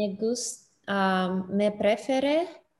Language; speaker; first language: Spanish; non-native, learner; English